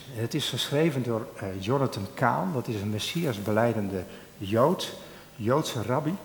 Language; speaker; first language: Dutch; native; Dutch